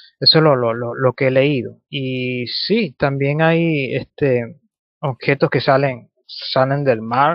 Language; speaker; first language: Spanish; native; Spanish